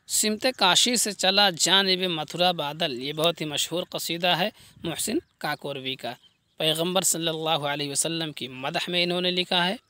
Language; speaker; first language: Urdu; native; Urdu